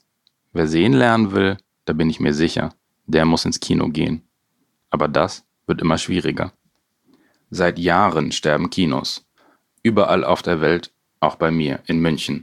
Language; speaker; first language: German; native; German